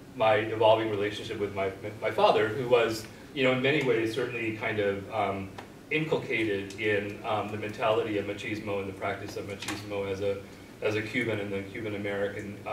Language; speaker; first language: English; native; English